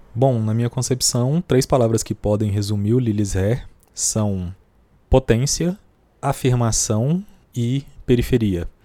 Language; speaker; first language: Portuguese; native; Portuguese